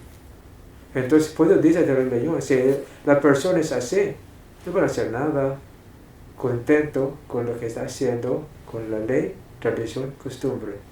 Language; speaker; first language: Spanish; non-native, fluent; English